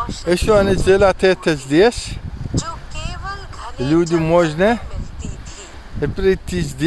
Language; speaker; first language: Russian; non-native, learner; Arabic